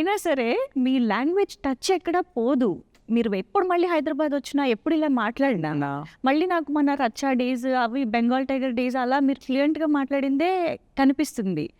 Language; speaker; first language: Telugu; native; Telugu